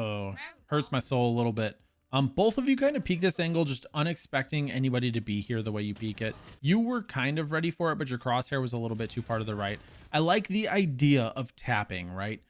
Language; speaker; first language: English; native; English